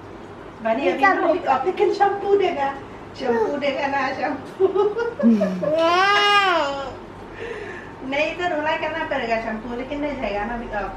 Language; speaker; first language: Hindi; non-native, local second language; Assamese